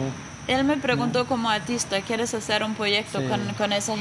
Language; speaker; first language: Spanish; non-native, fluent; Danish